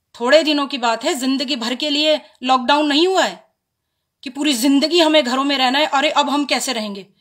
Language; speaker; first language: Hindi; native; Hindi